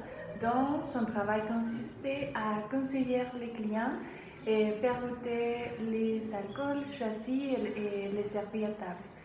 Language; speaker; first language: French; non-native, learner; Spanish